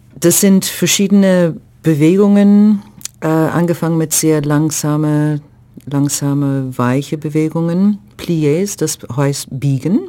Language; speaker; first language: German; non-native, fluent; English